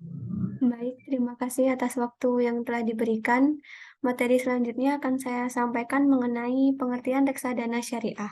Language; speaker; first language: Indonesian; native; Indonesian